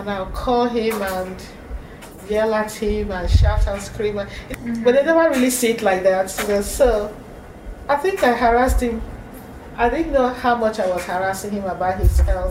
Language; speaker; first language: English; non-native, local second language; Igbo